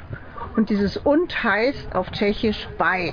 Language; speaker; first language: German; native; German